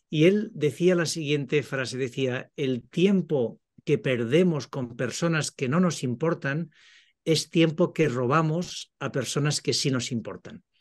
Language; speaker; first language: Spanish; native; Spanish